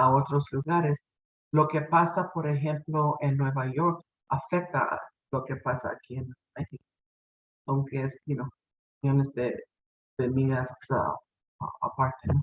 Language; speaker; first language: Spanish; non-native, fluent; English